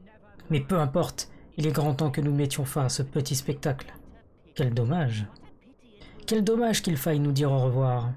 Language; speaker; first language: French; native; French